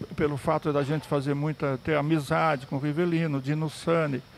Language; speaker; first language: Portuguese; native; Portuguese